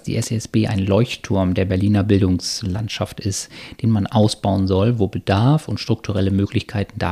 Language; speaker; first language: German; native; German